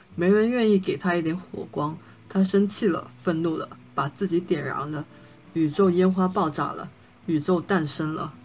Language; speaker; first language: Chinese; non-native, local second language; Min Nan Chinese